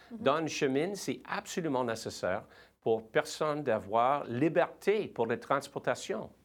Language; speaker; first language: French; non-native, learner; English